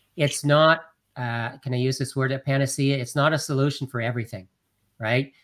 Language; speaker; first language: English; native; English